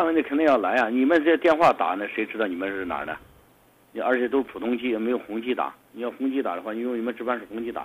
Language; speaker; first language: Chinese; native; Chinese